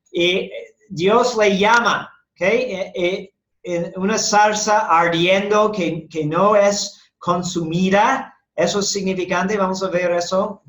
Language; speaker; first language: Spanish; non-native, fluent; English